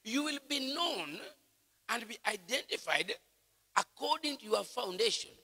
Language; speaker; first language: English; non-native, local second language; Swahili